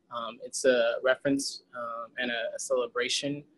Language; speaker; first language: English; native; English